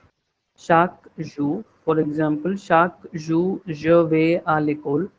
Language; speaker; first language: French; non-native, fluent; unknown